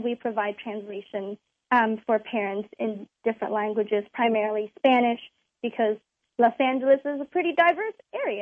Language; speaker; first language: English; non-native, local second language; Cantonese